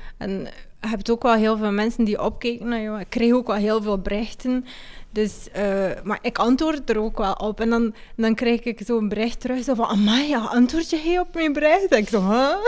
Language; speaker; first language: Dutch; early bilingual, other home language; Amharic